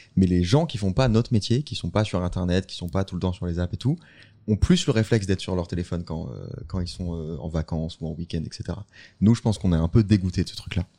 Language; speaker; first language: French; native; French